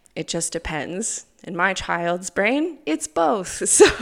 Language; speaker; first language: English; native; English